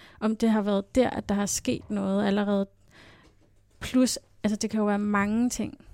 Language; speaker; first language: Danish; native; Danish